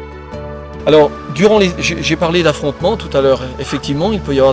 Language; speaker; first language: French; native; French